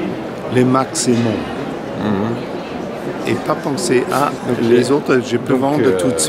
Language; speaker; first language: French; non-native, fluent; German